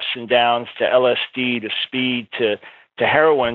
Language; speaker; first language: English; native; English